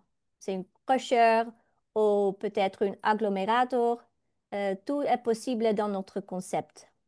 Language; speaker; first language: French; non-native, learner; Dutch